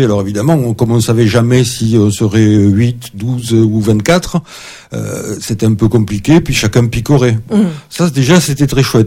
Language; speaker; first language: French; native; French